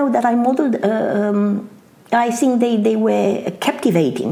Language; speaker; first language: English; non-native, fluent; Romanian